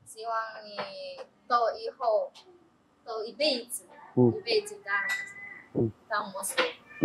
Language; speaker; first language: Chinese; non-native, fluent; Indonesian